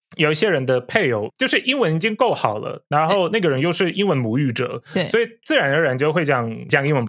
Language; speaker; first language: Chinese; non-native, fluent; Polish